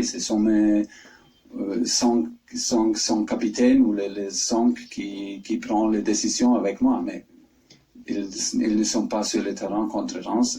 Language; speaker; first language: French; non-native, fluent; German